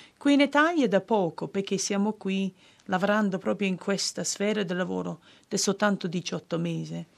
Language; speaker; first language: Italian; non-native, fluent; English